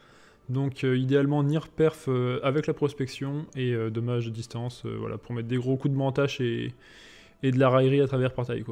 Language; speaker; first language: French; native; French